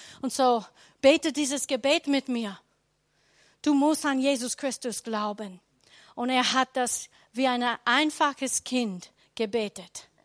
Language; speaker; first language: German; non-native, learner; English